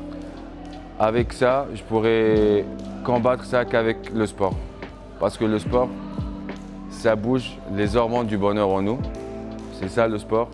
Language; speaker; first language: French; non-native, local second language; Arabic